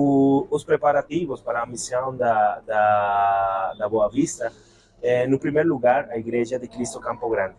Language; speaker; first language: Portuguese; non-native, learner; Spanish